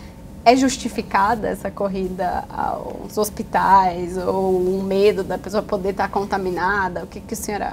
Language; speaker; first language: Portuguese; native; Portuguese